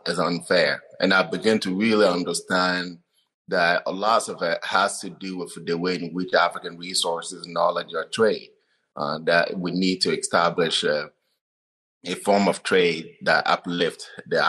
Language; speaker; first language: English; non-native, fluent; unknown